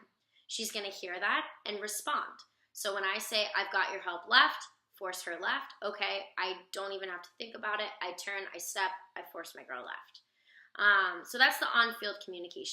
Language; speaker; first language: English; native; English